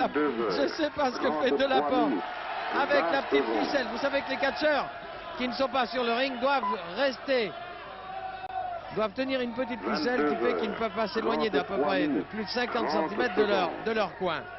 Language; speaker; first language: French; native; French